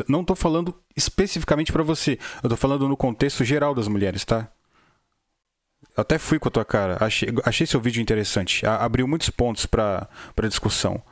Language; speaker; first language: Portuguese; native; Portuguese